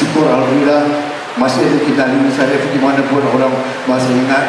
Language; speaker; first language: Malay; native; Malay